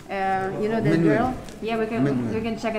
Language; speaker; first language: English; non-native, fluent; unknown